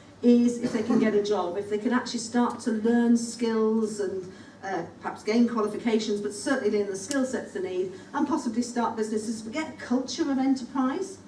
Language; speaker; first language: English; native; English